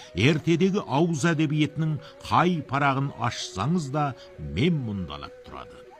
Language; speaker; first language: Kazakh; native; Kazakh